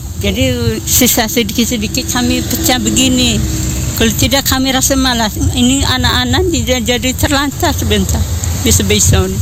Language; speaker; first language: Indonesian; non-native, local second language; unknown